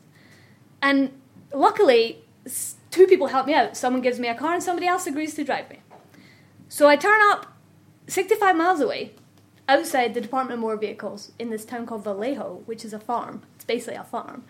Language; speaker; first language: English; native; English